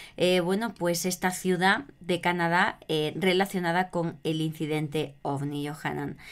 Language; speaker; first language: Spanish; native; Spanish